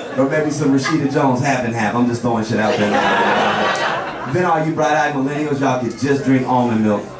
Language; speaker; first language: English; native; English